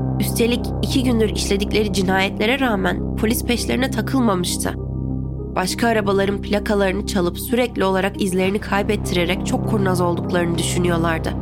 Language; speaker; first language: Turkish; native; Turkish